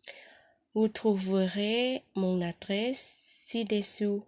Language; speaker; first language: French; non-native, learner; Thai